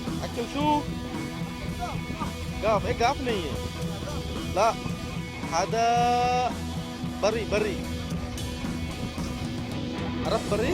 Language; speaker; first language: Arabic; non-native, learner; Hindi